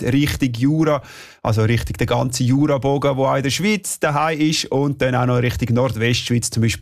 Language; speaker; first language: German; native; German